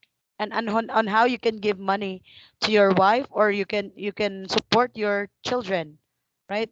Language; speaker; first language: English; non-native, fluent; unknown